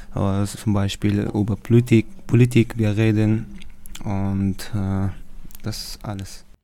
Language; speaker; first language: German; non-native, learner; Persian